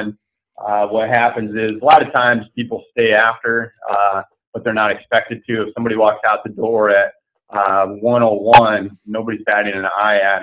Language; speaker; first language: English; native; English